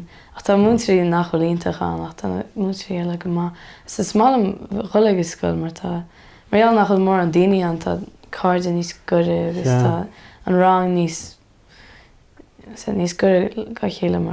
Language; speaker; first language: Irish; native; Irish